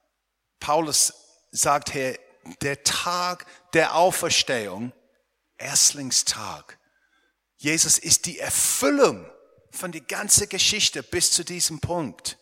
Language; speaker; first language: German; non-native, fluent; English